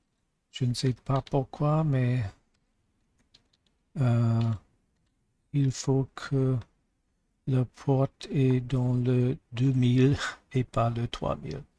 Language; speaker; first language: French; non-native, learner; English